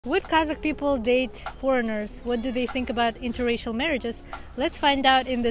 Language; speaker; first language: English; non-native, fluent; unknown